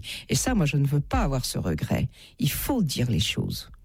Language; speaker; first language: French; native; French